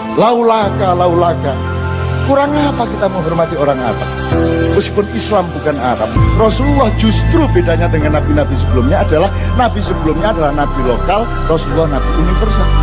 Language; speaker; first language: Indonesian; non-native, local second language; Javanese